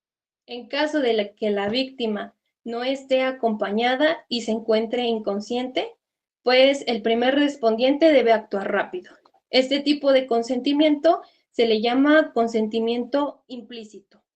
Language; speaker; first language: Spanish; native; Spanish